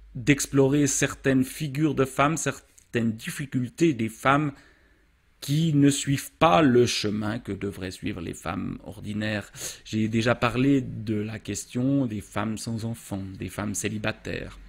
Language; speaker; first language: French; native; French